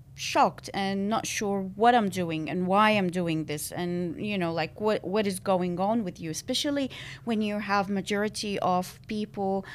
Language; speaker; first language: English; non-native, fluent; Arabic